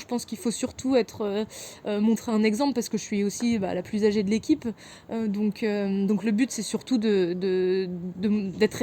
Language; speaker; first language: French; native; French